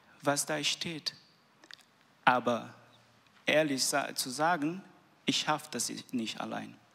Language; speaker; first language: German; non-native, learner; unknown